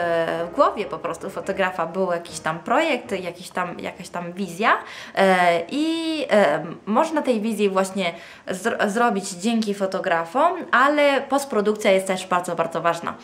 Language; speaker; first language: Polish; non-native, fluent; Italian